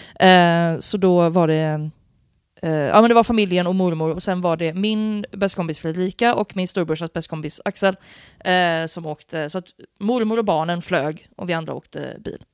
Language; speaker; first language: Swedish; native; Swedish